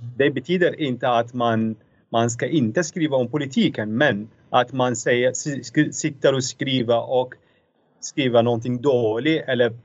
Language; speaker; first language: Swedish; non-native, fluent; Arabic